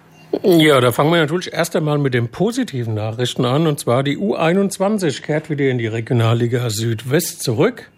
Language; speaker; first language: German; native; German